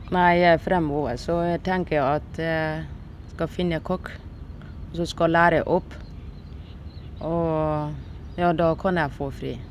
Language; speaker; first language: Norwegian; non-native, learner; Burmese